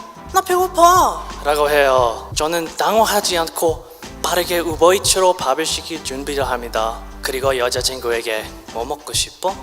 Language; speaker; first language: Korean; non-native, learner; English